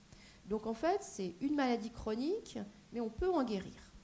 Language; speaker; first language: French; native; French